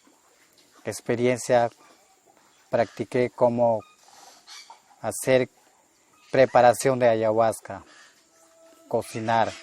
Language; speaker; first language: Spanish; non-native, local second language; Shipibo-Conibo